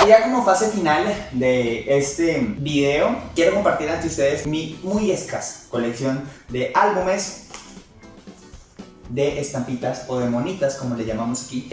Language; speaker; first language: Spanish; native; Spanish